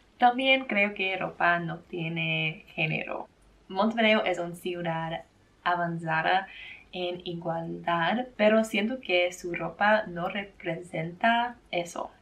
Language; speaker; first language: Spanish; non-native, learner; English